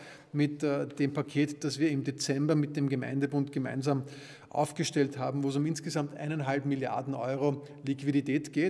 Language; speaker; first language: German; native; German